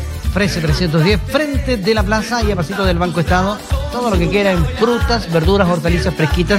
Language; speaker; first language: Spanish; native; Spanish